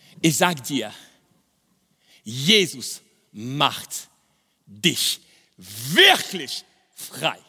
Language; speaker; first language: German; non-native, fluent; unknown